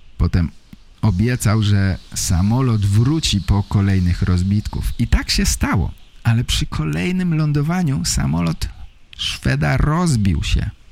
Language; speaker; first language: Polish; native; Polish